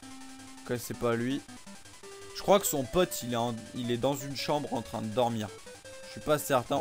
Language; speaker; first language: French; native; French